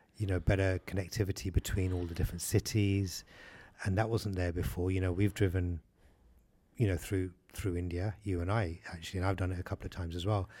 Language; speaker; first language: English; early bilingual, other home language; Hindi